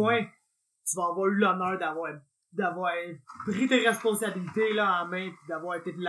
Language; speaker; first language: French; native; French